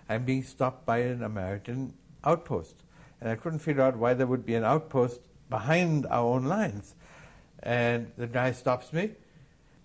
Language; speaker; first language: English; non-native, fluent; German